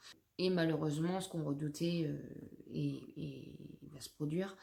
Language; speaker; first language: French; native; French